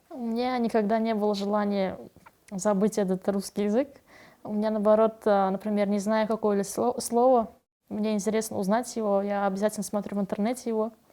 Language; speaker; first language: Russian; non-native, fluent; Turkmen